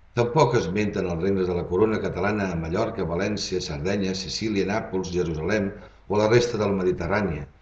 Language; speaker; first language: Catalan; native; Catalan